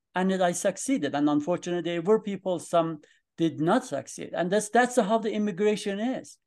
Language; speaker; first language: English; non-native, fluent; Persian